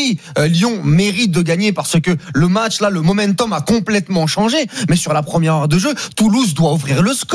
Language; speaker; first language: French; native; French